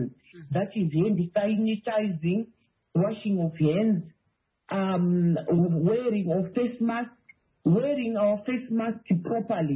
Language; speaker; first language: English; non-native, local second language; Shona